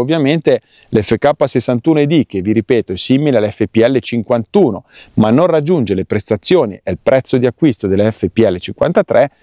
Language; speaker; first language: Italian; native; Italian